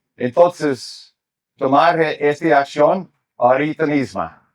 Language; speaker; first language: Spanish; non-native, learner; English